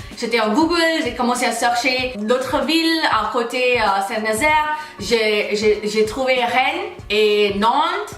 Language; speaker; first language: French; non-native, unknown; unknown